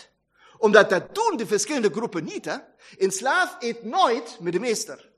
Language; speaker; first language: Dutch; non-native, fluent; German